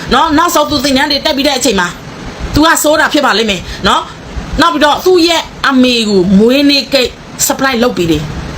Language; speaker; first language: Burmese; non-native, local second language; S'gaw Karen